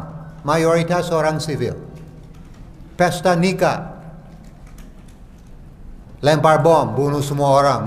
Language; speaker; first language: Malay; non-native, fluent; English